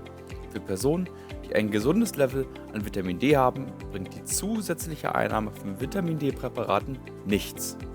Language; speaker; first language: German; native; German